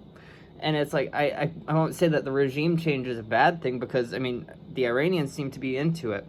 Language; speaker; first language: English; native; English